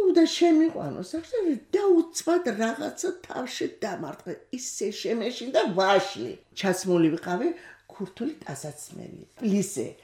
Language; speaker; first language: Georgian; non-native, local second language; Kurdish